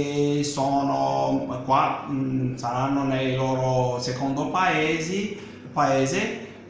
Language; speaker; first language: Italian; non-native, fluent; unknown